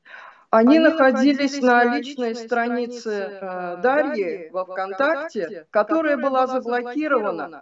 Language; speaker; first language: Russian; native; Russian